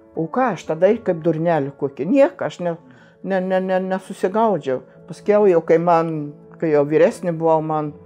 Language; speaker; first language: Lithuanian; non-native, local second language; German